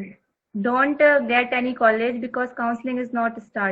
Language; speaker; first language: English; non-native, learner; Hindi